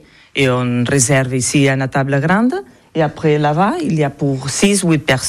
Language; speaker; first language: French; non-native, learner; Catalan